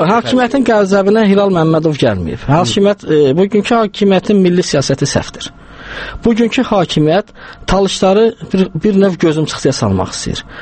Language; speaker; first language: Azerbaijani; non-native, local second language; Talysh